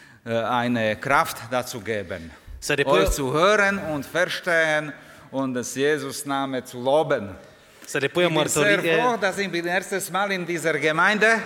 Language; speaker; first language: German; non-native, learner; Slovak